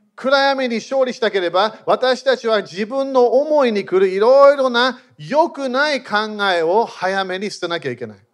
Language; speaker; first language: Japanese; non-native, fluent; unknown